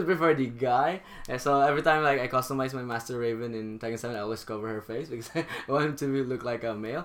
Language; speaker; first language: English; non-native, local second language; Filipino